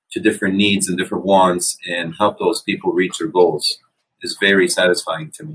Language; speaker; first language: English; non-native, fluent; Arabic